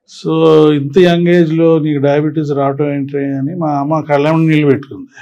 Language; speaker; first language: Telugu; native; Telugu